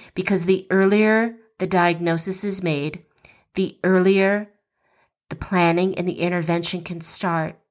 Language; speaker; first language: English; native; English